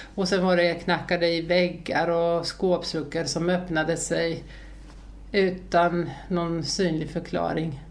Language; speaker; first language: Swedish; early bilingual, other home language; Finnish